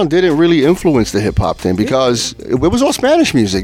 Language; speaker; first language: English; early bilingual, other home language; Spanish